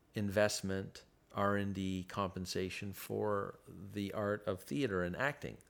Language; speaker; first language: English; native; English